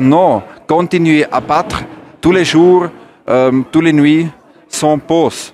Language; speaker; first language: French; non-native, learner; German